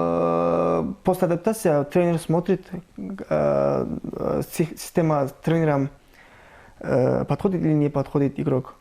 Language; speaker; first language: Russian; non-native, learner; Turkish